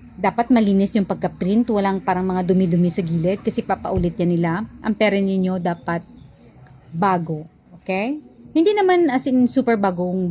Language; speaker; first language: Filipino; non-native, local second language; Cebuano